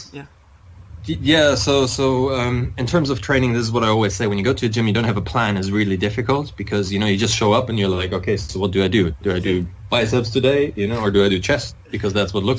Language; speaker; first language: English; non-native, fluent; German